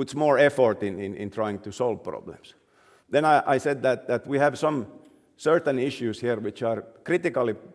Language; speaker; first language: English; non-native, fluent; Finnish